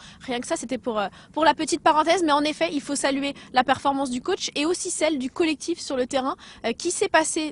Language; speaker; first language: French; native; French